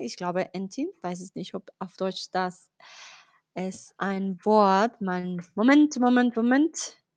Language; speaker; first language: German; non-native, learner; Spanish